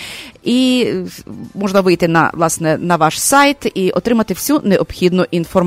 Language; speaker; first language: Ukrainian; native; Ukrainian